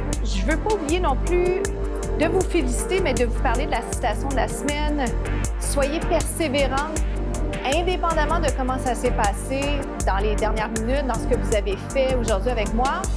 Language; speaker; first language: French; native; French